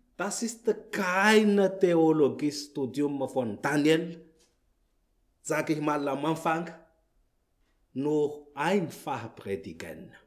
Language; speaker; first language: German; non-native, learner; Malagasy